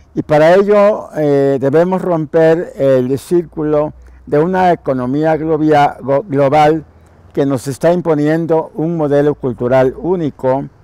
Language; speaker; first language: Spanish; native; Spanish